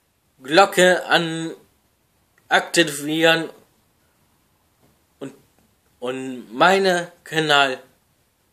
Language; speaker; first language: German; non-native, learner; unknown